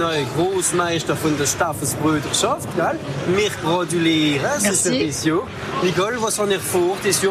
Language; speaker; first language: German; native; German